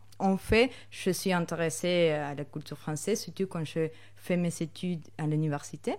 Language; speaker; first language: French; non-native, fluent; Spanish